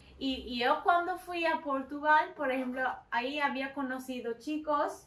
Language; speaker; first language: Spanish; non-native, learner; Turkish